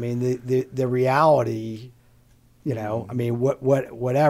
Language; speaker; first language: English; native; English